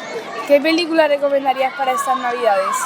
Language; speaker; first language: Spanish; native; Spanish